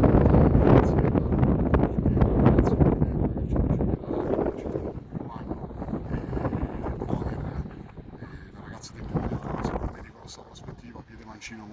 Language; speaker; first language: Italian; native; Italian